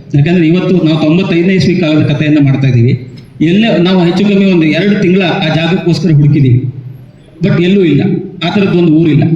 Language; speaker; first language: Kannada; native; Kannada